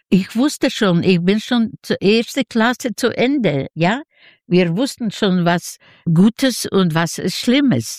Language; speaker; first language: German; non-native, learner; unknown